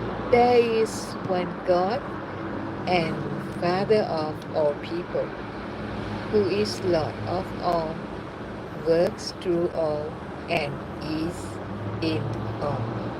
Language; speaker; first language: English; non-native, learner; Thai